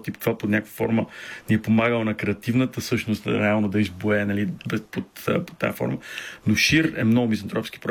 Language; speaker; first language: Bulgarian; native; Bulgarian